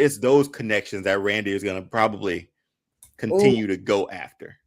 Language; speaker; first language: English; native; English